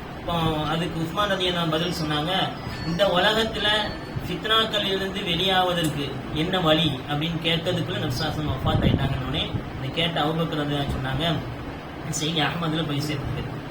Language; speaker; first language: Tamil; native; Tamil